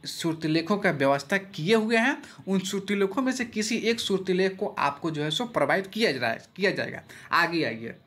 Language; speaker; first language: Hindi; native; Hindi